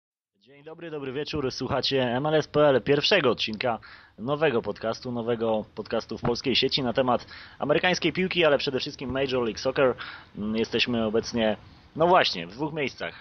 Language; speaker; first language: Polish; native; Polish